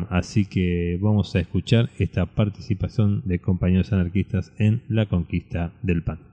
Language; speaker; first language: Spanish; native; Spanish